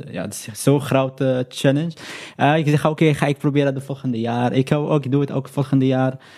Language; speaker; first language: Dutch; non-native, learner; Arabic